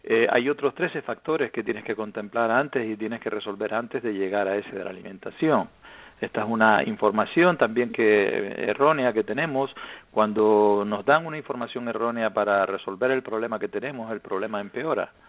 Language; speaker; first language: Spanish; native; Spanish